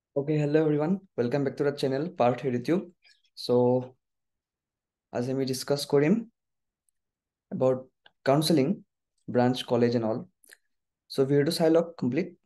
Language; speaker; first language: English; non-native, local second language; Assamese